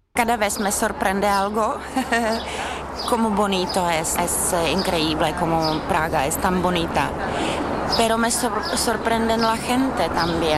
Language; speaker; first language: Spanish; non-native, fluent; Czech